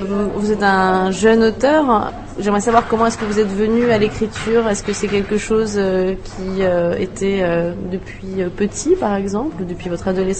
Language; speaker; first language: French; non-native, fluent; Czech